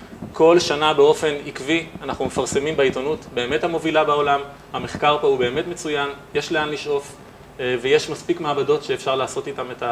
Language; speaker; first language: Hebrew; native; Hebrew